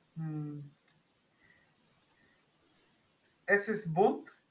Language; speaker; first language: German; non-native, learner; Spanish